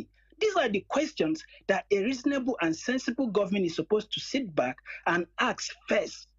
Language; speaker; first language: English; non-native, local second language; Hausa